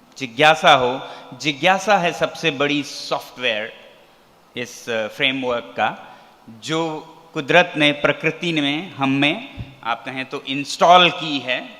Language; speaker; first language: Hindi; non-native, local second language; Ladakhi